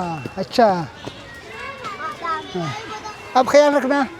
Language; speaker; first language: Hindi; non-native, learner; Somali